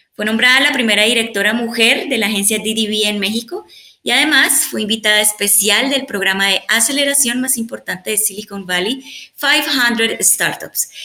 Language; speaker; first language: Spanish; native; Spanish